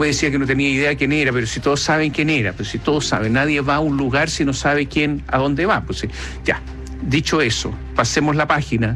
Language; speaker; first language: Spanish; native; Spanish